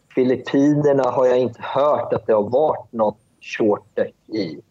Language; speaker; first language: Swedish; early bilingual, other home language; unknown